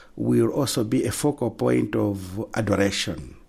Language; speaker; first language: English; non-native, local second language; Nyanja